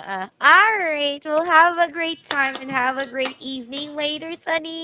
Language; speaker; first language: English; non-native, fluent; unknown